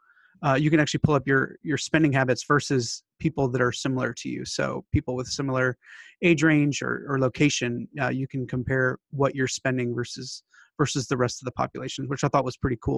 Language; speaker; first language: English; native; English